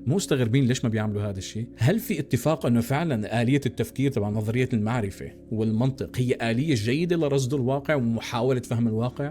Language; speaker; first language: Arabic; native; Arabic